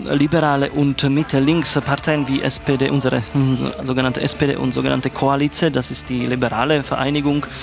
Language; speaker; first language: German; non-native, fluent; Czech